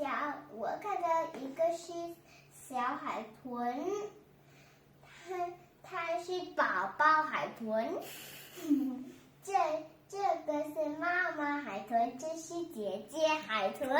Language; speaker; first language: Chinese; non-native, learner; Vietnamese